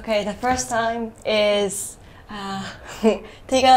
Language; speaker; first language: English; non-native, learner; Japanese